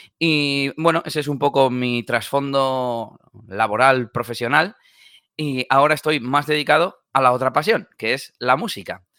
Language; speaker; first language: Spanish; native; Spanish